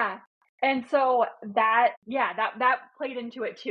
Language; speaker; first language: English; native; English